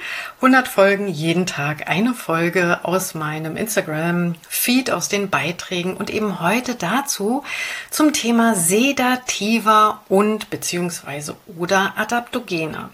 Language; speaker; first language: German; native; German